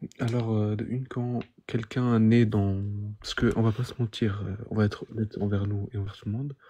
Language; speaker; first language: French; non-native, local second language; Arabic